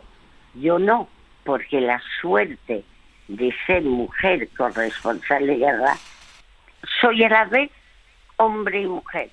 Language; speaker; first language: Spanish; early bilingual, other home language; French